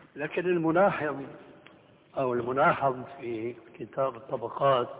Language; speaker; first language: Arabic; early bilingual, other home language; Albanian